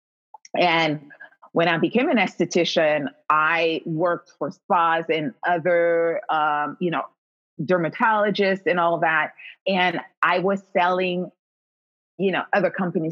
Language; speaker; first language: English; non-native, fluent; Haitian Creole